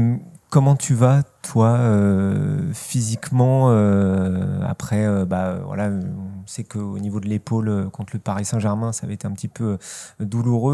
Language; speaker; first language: French; native; French